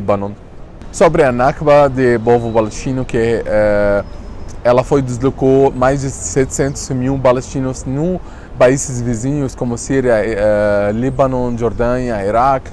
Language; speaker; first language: Portuguese; non-native, fluent; Arabic